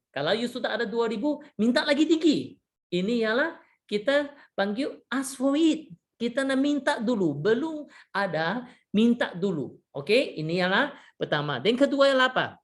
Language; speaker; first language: Malay; non-native, fluent; Chinese